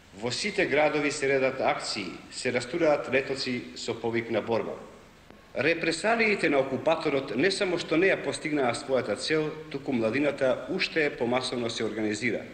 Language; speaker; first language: Macedonian; native; Macedonian